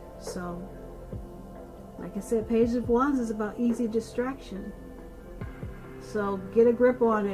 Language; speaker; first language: English; native; English